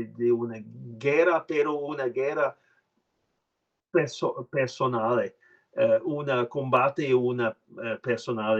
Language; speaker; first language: Spanish; non-native, learner; French